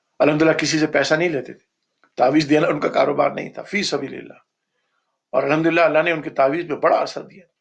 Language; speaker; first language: Urdu; native; Urdu